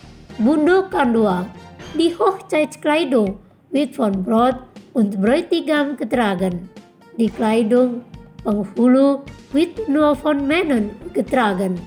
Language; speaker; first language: German; non-native, fluent; Indonesian